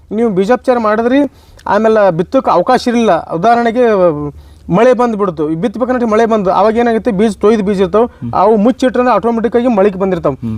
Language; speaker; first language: Kannada; non-native, local second language; Marathi